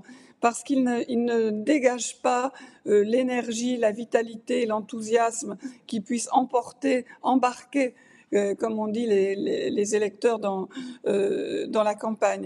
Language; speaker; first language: French; native; French